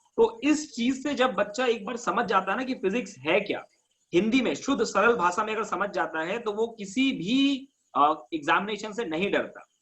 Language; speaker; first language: Hindi; native; Hindi